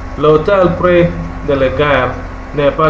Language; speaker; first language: French; non-native, learner; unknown